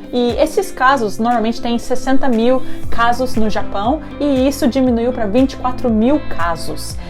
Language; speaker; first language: Portuguese; early bilingual, heritage; Japanese